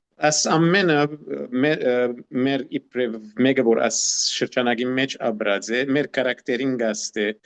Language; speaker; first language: Armenian; native; Armenian